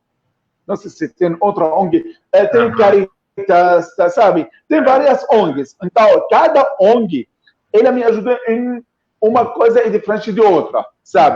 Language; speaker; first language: Portuguese; non-native, fluent; Arabic